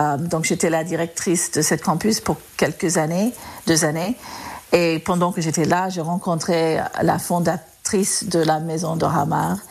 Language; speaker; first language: French; non-native, fluent; English